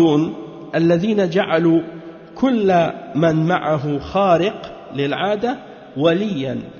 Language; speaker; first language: Arabic; non-native, fluent; French